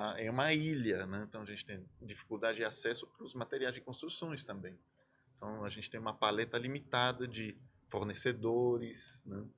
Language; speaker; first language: Portuguese; non-native, fluent; French